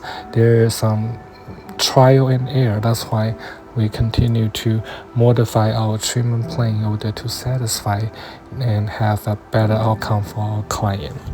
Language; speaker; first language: English; non-native, fluent; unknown